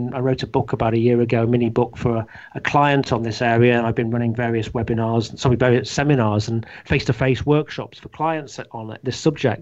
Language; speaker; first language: English; native; English